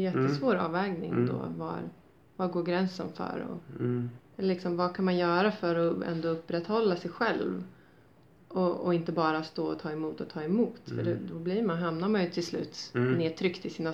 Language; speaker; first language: Swedish; native; Swedish